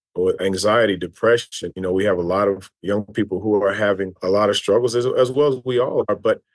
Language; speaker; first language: English; native; English